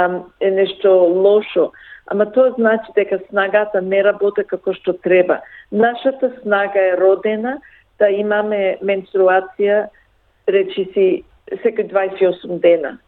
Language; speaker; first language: Macedonian; early bilingual, heritage; Macedonian